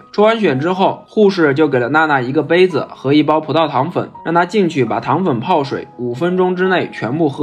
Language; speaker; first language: Chinese; native; Chinese